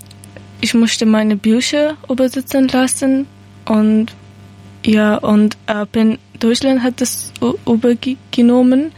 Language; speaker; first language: German; non-native, learner; Persian